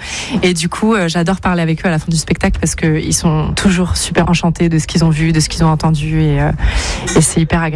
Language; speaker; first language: French; native; French